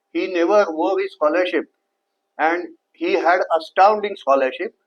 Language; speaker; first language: English; non-native, local second language; Gujarati